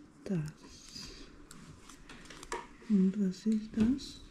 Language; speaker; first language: German; early bilingual, heritage; Bosnian